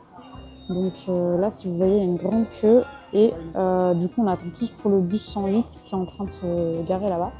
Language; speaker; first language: French; native; French